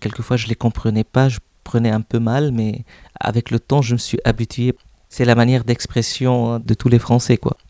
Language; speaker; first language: French; non-native, local second language; Arabic